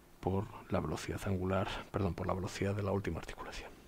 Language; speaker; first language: Spanish; native; Spanish